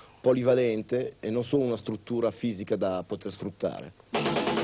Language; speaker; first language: Italian; native; Italian